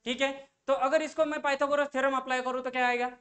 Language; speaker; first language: Hindi; non-native, local second language; Marathi